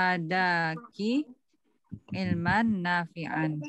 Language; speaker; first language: Arabic; non-native, learner; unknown